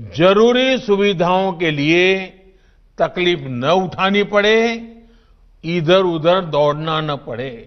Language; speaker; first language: Hindi; non-native, local second language; Gujarati